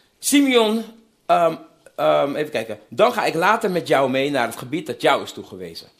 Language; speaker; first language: Dutch; non-native, fluent; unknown